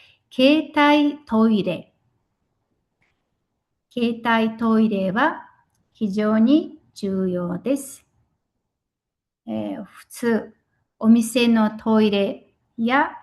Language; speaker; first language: Japanese; non-native, fluent; Mongolian